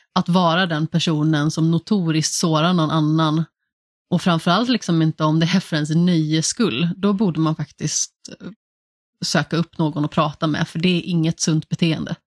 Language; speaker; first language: Swedish; native; Swedish